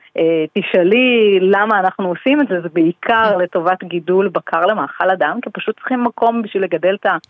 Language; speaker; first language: Hebrew; native; Hebrew